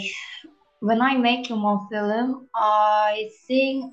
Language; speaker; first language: English; non-native, learner; Korean